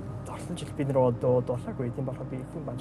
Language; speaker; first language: Mongolian; non-native, learner; English